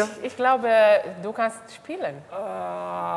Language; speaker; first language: German; non-native, learner; Hebrew